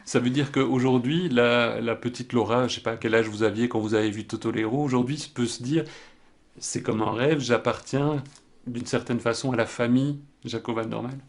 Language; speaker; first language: French; native; French